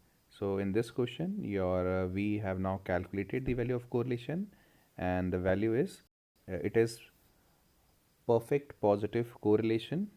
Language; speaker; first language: English; non-native, local second language; Hindi